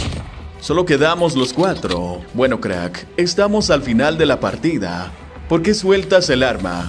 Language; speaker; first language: Spanish; native; Spanish